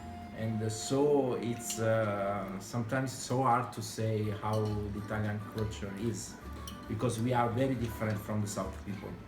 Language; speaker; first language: English; non-native, fluent; Italian